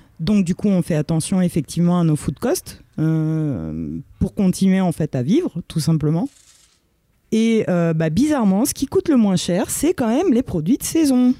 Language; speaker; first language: French; early bilingual, other home language; Romanian